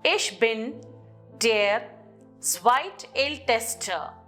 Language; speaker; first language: German; non-native, fluent; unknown